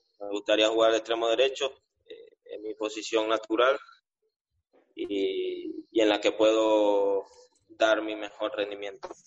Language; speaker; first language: Spanish; native; Spanish